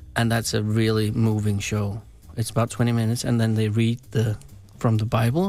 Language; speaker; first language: English; non-native, fluent; Danish